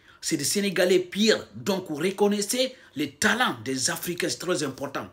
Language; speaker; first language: French; non-native, local second language; Fula